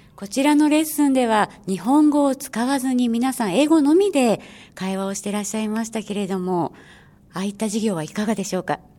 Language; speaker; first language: Japanese; native; Japanese